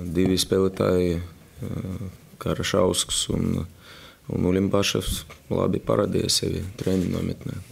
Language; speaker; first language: Latvian; non-native, local second language; Russian